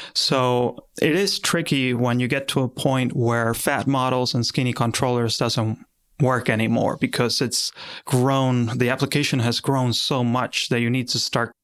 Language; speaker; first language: English; non-native, fluent; Spanish